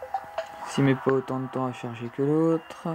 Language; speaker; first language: French; native; French